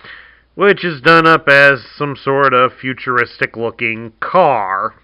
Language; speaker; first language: English; native; English